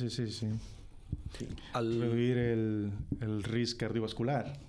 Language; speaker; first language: Catalan; non-native, fluent; Spanish